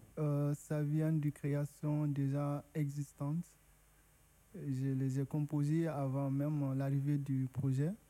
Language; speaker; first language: French; non-native, local second language; Susu